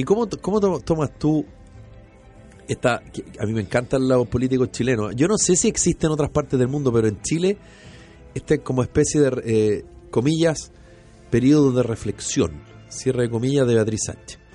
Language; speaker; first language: Spanish; native; Spanish